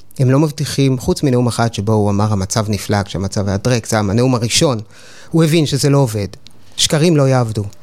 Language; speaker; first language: Hebrew; native; Hebrew